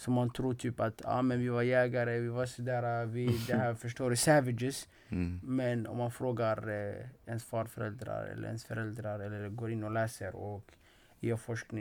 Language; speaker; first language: Swedish; non-native, fluent; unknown